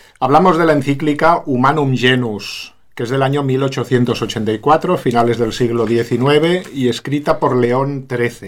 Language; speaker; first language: Spanish; native; Spanish